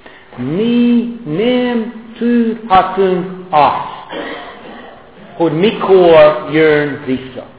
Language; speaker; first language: Hungarian; non-native, fluent; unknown